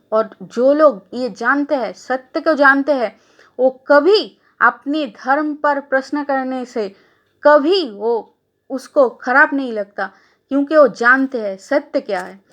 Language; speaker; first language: Hindi; non-native, local second language; Bangla